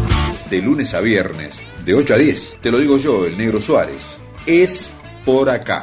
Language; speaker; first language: Spanish; native; Spanish